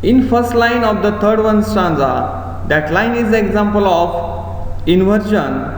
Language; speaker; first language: English; non-native, local second language; Marathi